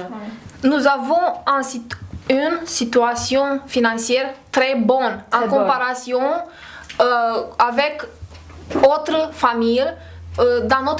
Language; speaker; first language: French; non-native, fluent; Romanian